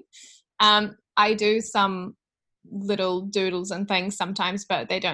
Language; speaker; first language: English; native; English